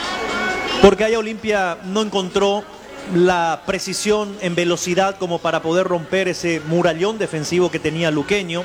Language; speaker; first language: Spanish; native; Spanish